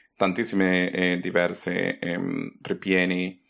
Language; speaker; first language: Italian; non-native, fluent; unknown